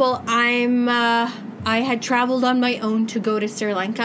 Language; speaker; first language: English; native; English